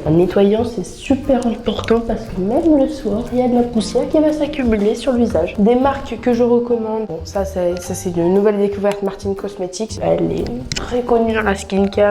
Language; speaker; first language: French; native; French